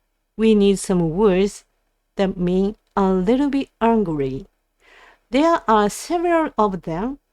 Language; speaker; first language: English; non-native, learner; Japanese